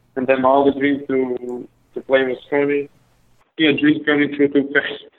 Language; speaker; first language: English; early bilingual, other home language; Albanian